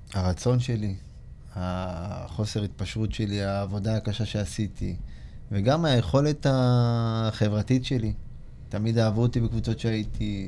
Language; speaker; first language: Hebrew; native; Hebrew